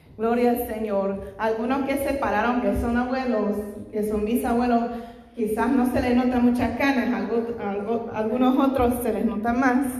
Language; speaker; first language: Spanish; non-native, fluent; English